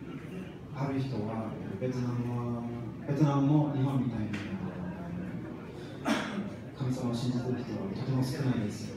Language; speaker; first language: Japanese; non-native, learner; Vietnamese